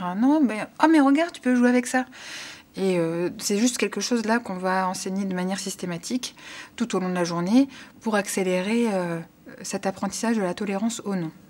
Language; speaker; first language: French; native; French